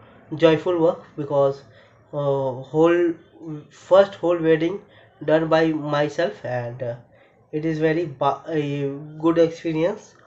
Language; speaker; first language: English; non-native, learner; Bangla